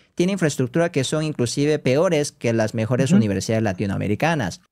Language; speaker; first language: Spanish; non-native, fluent; Korean